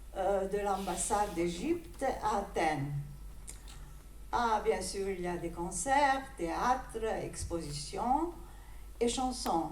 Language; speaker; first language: French; non-native, fluent; Greek